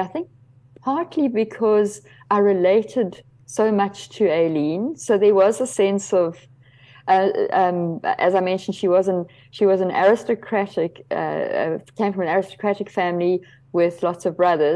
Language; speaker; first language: English; native; English